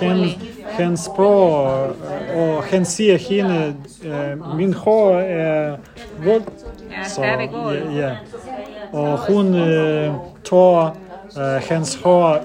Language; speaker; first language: Danish; non-native, learner; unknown